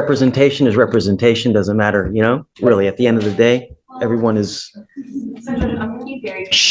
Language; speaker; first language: English; native; English